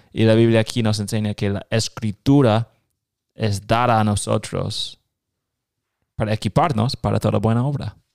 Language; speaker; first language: Spanish; non-native, fluent; English